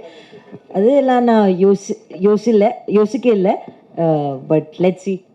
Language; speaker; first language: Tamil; non-native, learner; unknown